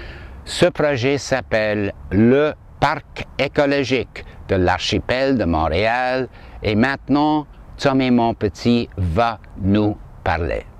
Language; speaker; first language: French; non-native, fluent; English